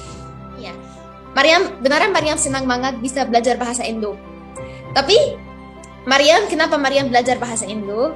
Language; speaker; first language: Indonesian; non-native, fluent; Arabic